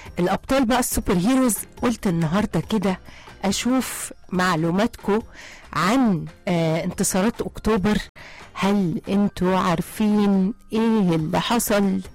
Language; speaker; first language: Arabic; native; Arabic